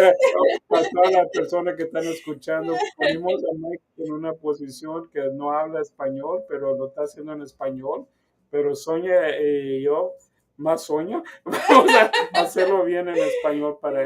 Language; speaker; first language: Spanish; non-native, learner; English